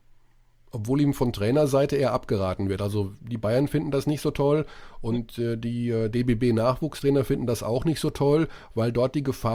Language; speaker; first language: German; native; German